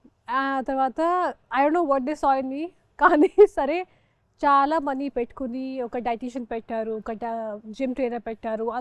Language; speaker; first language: Telugu; non-native, fluent; Hindi